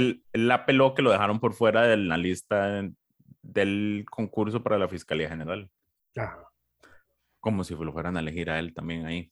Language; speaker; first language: Spanish; native; Spanish